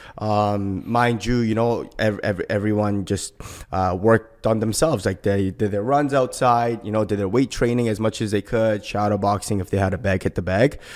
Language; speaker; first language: English; early bilingual, other home language; Korean